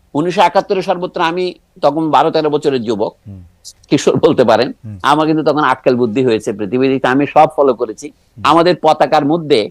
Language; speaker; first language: Bangla; native; Bangla